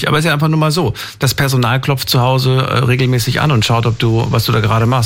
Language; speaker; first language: German; native; German